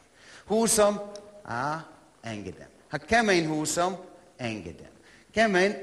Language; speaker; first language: Hungarian; non-native, learner; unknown